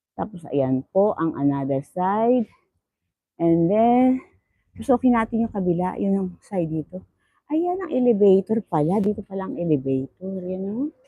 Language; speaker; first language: Filipino; native; Filipino